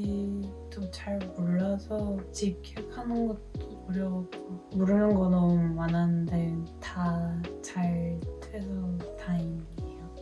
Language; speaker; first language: Korean; non-native, fluent; Dutch